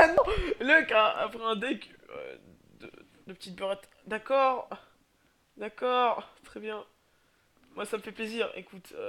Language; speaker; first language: French; native; French